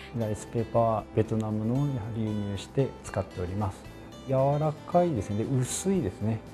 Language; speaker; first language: Japanese; native; Japanese